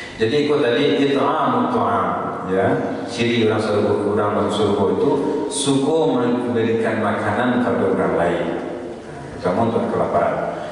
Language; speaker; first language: Malay; non-native, local second language; Minangkabau